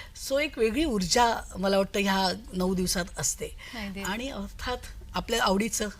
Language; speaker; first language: Marathi; native; Marathi